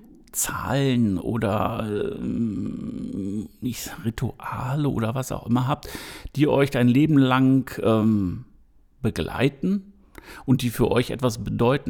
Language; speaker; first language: German; native; German